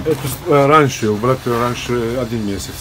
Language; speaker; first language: Russian; non-native, learner; Serbian